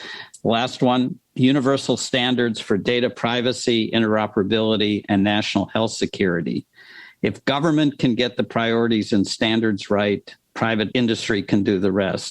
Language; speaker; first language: English; native; English